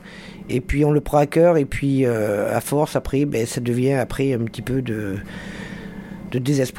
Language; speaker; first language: French; native; French